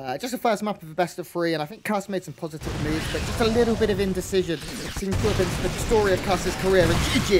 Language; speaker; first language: English; native; English